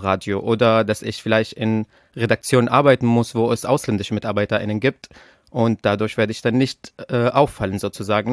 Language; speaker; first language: German; non-native, fluent; Persian